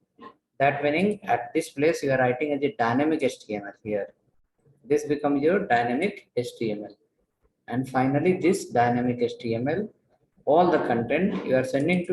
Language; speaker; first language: English; non-native, local second language; Telugu